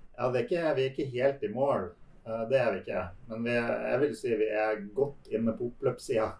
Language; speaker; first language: Norwegian; native; Norwegian